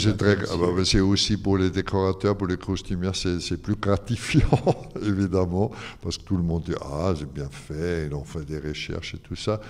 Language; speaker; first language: French; non-native, fluent; German